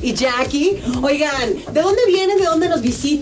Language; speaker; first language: Spanish; native; Spanish